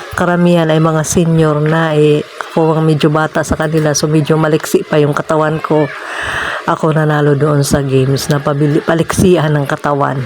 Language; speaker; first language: Filipino; native; Filipino